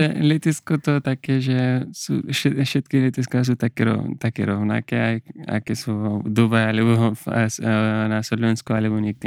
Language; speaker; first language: Slovak; non-native, learner; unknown